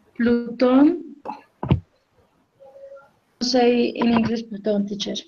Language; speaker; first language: English; non-native, learner; Spanish